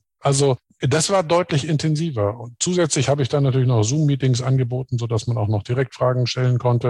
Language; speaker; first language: German; native; German